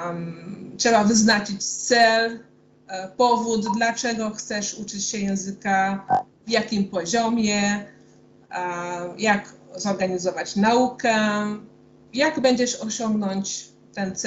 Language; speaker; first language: Polish; non-native, fluent; Hungarian